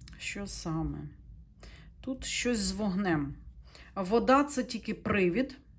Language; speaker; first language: Ukrainian; non-native, local second language; Russian